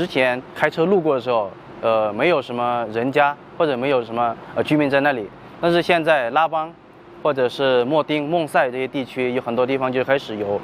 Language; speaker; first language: Chinese; non-native, fluent; Lao